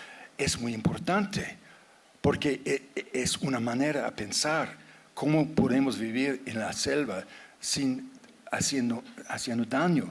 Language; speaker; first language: Spanish; non-native, fluent; English